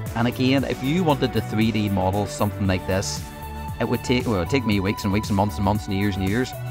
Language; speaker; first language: English; native; English